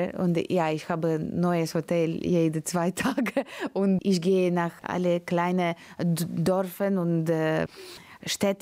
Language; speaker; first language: German; non-native, learner; Latvian